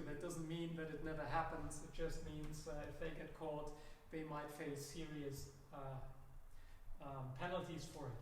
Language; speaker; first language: English; non-native, fluent; German